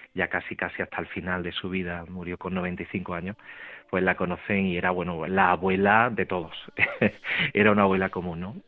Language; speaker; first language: Spanish; native; Spanish